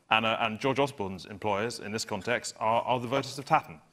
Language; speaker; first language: English; native; English